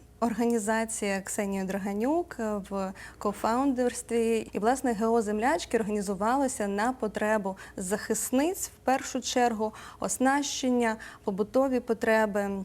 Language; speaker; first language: Ukrainian; native; Ukrainian